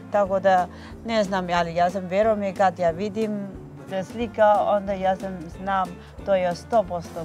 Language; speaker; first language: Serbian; non-native, learner; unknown